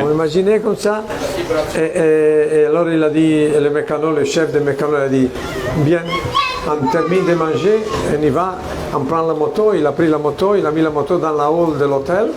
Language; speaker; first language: French; non-native, fluent; Italian